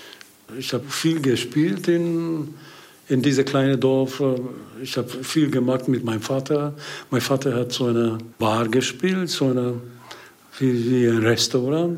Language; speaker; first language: German; non-native, learner; Hungarian